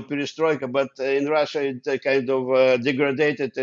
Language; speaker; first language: English; non-native, fluent; Ukrainian